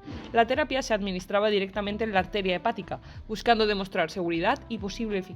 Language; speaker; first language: Spanish; native; Spanish